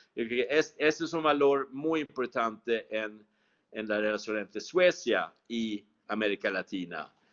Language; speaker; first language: Spanish; non-native, fluent; Swedish